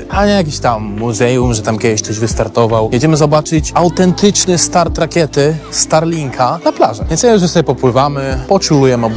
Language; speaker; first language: Polish; native; Polish